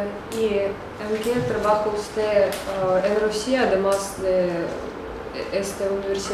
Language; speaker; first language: Spanish; non-native, fluent; Russian